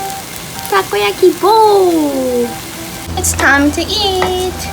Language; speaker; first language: English; non-native, fluent; Japanese